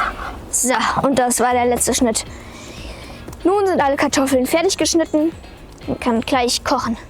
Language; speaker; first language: German; native; German